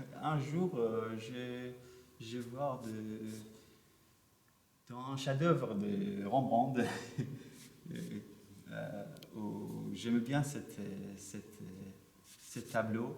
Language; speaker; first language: French; non-native, learner; Persian